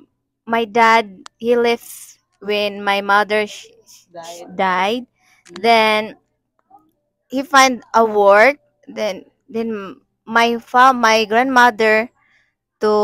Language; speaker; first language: English; non-native, learner; Cebuano